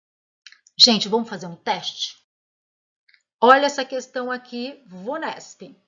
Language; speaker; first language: Portuguese; native; Portuguese